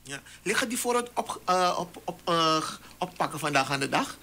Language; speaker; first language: Dutch; native; Dutch